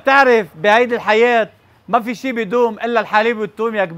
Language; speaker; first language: Arabic; native; Arabic